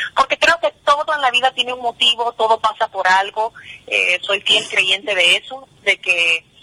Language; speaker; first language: Spanish; early bilingual, heritage; Spanish